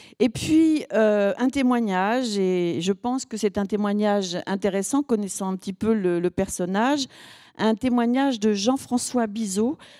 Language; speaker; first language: French; native; French